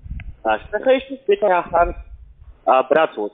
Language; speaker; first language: German; non-native, learner; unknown